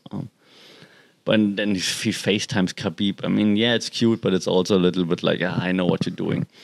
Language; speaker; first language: English; non-native, fluent; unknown